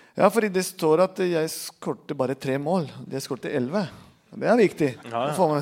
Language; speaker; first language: Norwegian; non-native, fluent; Spanish